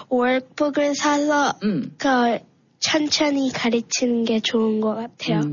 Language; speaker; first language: Korean; early bilingual, heritage; Korean